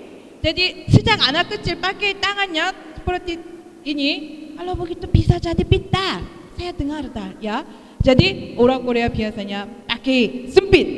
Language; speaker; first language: Indonesian; non-native, fluent; Korean